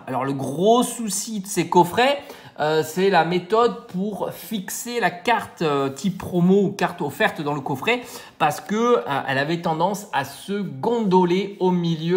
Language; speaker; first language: French; native; French